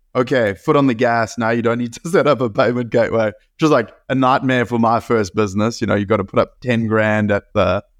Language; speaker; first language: English; native; English